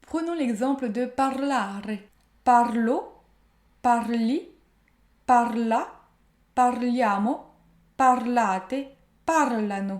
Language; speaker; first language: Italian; non-native, learner; French